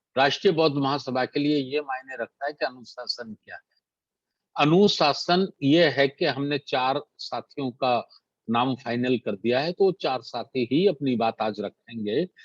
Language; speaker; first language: Hindi; native; Hindi